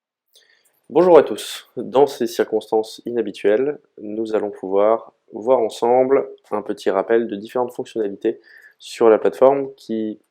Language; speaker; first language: French; native; French